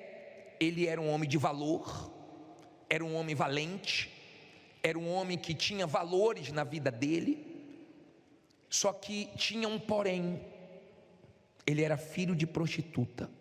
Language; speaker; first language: Portuguese; native; Portuguese